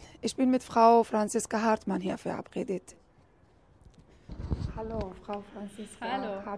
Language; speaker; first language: German; non-native, fluent; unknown